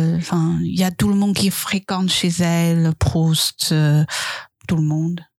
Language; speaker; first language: French; non-native, fluent; Chinese